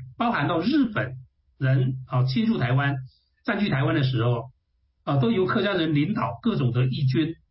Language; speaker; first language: Chinese; non-native, local second language; Hakka Chinese